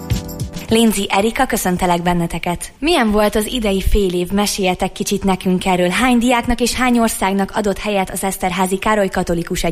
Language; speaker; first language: Hungarian; native; Hungarian